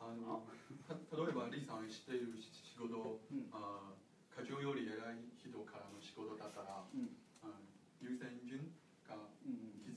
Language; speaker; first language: Japanese; non-native, learner; Thai